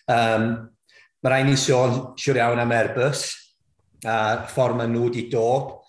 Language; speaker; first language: Welsh; native; Welsh